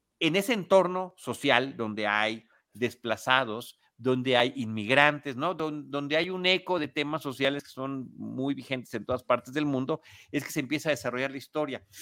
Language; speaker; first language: Spanish; native; Spanish